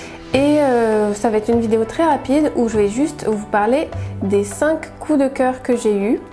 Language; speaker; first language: French; native; French